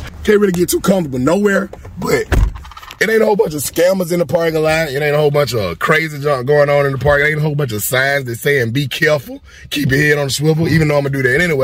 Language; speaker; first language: English; native; English